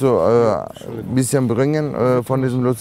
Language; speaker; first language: German; non-native, fluent; Turkish